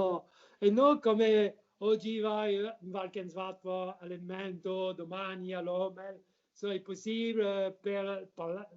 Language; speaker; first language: Italian; non-native, learner; French